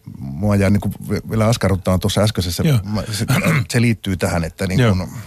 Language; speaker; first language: Finnish; native; Finnish